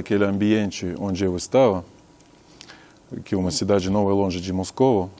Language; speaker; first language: Portuguese; non-native, fluent; Russian